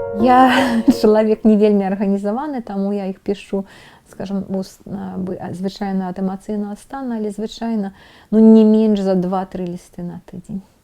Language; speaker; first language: Belarusian; non-native, local second language; Russian